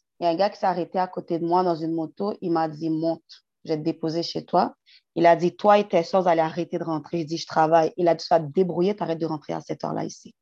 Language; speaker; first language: French; early bilingual, heritage; French